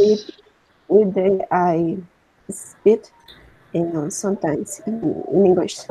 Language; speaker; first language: English; non-native, learner; Spanish